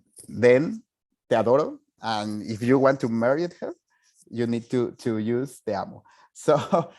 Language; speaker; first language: English; non-native, fluent; Spanish